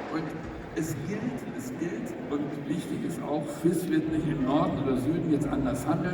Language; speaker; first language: German; native; German